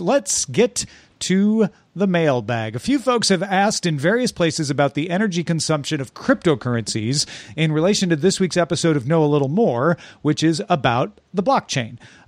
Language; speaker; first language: English; native; English